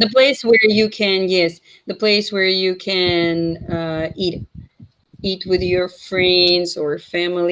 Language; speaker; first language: English; non-native, fluent; Russian